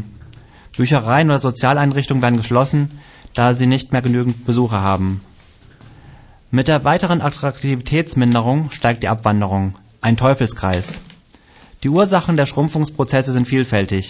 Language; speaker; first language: German; native; German